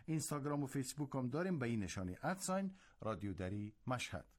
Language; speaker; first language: Persian; native; Persian